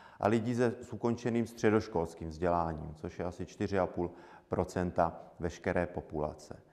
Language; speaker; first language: Czech; native; Czech